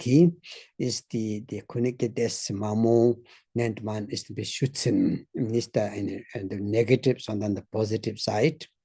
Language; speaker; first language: German; non-native, learner; Tibetan